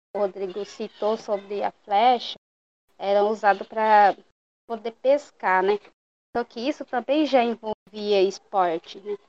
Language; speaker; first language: Portuguese; non-native, local second language; Guarani